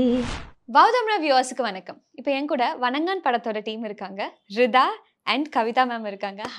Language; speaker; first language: Tamil; native; Tamil